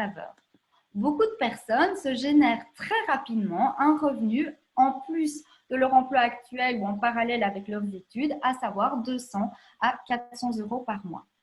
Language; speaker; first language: French; native; French